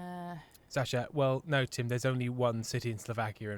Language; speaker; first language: English; native; English